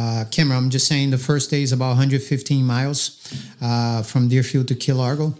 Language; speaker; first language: English; non-native, fluent; Portuguese